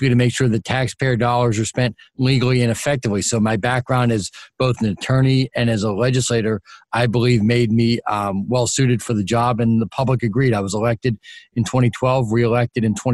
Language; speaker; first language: English; native; English